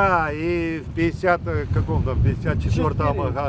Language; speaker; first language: Russian; native; Russian